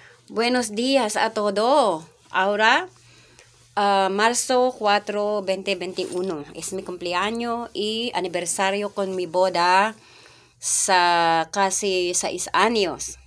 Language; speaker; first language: Spanish; non-native, learner; Filipino